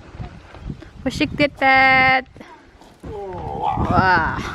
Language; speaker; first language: Swedish; non-native, fluent; Indonesian